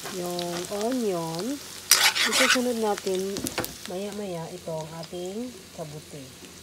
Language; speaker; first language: Filipino; non-native, local second language; Hiligaynon